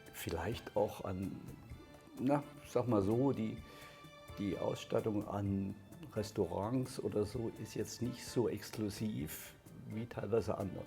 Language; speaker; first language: German; native; German